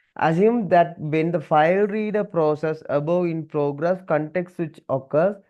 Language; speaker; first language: English; non-native, local second language; Tamil